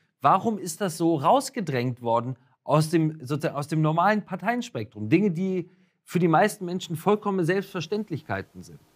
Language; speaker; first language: German; native; German